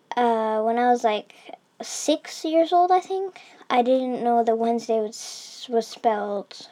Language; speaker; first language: English; early bilingual, heritage; English